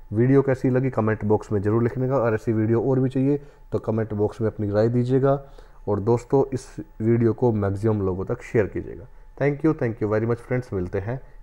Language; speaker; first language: Hindi; native; Hindi